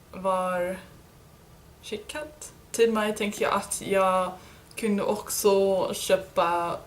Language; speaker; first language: Swedish; non-native, learner; English